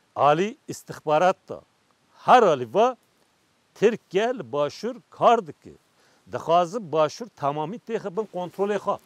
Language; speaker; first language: Kurdish; non-native, local second language; Turkish